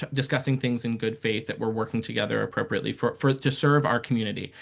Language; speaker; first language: English; early bilingual, other home language; Persian